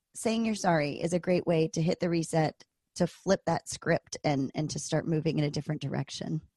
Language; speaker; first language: English; native; English